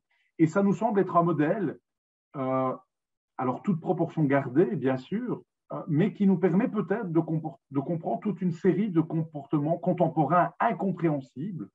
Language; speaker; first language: French; native; French